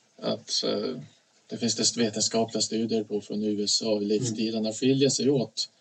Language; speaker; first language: Swedish; native; Swedish